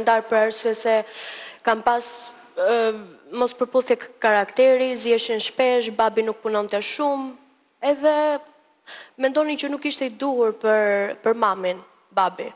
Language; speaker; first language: Albanian; early bilingual, heritage; Albanian